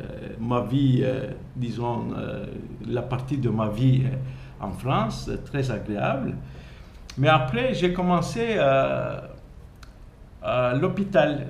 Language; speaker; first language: French; non-native, fluent; Turkish